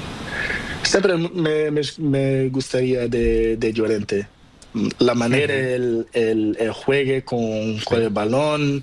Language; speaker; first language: Spanish; non-native, learner; Portuguese